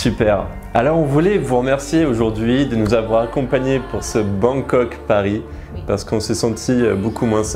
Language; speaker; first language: French; native; French